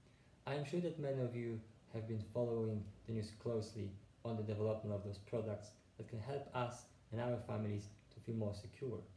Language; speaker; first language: English; non-native, fluent; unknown